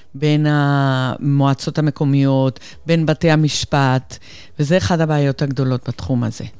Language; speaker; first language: Hebrew; non-native, fluent; Spanish